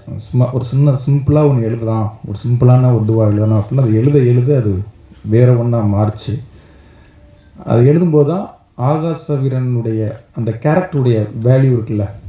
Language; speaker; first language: Tamil; native; Tamil